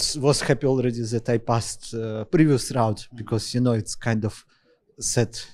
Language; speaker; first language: English; non-native, fluent; Ukrainian